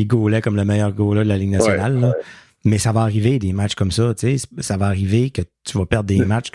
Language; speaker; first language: French; native; French